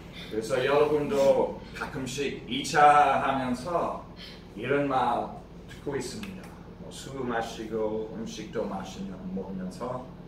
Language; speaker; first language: Korean; non-native, fluent; English